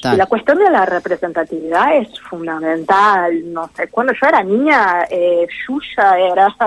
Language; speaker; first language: Spanish; non-native, fluent; Portuguese